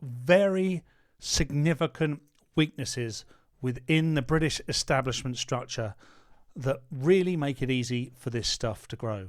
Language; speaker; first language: English; native; English